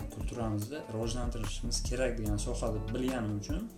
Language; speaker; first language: Uzbek; native; Uzbek